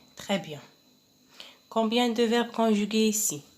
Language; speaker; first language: French; non-native, local second language; Arabic